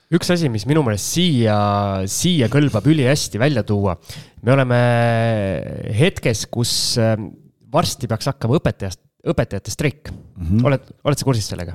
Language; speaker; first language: Estonian; native; Estonian